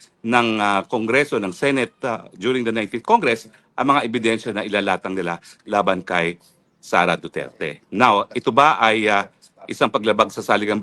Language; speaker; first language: Filipino; native; Filipino